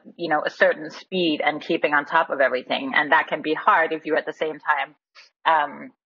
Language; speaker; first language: English; non-native, fluent; Danish